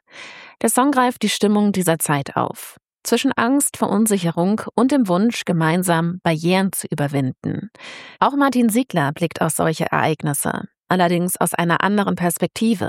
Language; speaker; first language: German; native; German